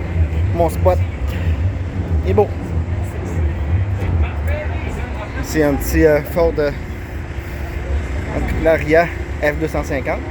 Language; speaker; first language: French; native; French